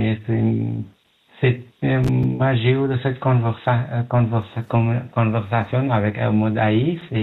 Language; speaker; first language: French; non-native, learner; Pashto